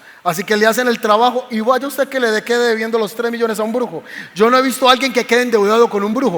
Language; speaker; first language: Spanish; native; Spanish